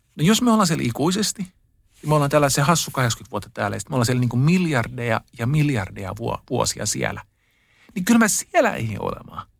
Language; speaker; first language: Finnish; early bilingual, heritage; Finnish